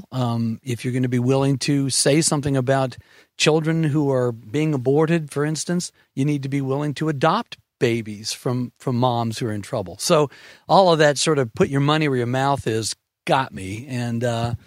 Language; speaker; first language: English; native; English